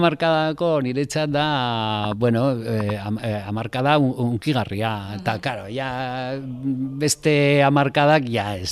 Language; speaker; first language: Basque; non-native, local second language; Spanish